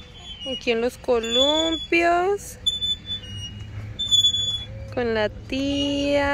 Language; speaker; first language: Spanish; native; Spanish